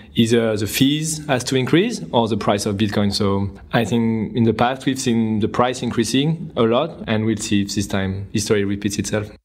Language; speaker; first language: English; non-native, fluent; French